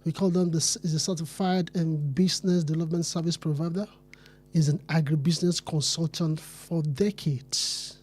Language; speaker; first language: English; non-native, local second language; Yoruba